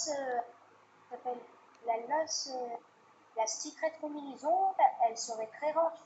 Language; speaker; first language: French; native; French